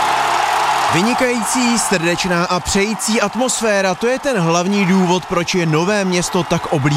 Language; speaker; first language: Czech; native; Czech